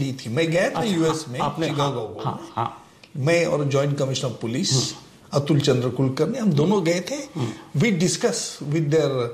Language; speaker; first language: Hindi; non-native, local second language; Marathi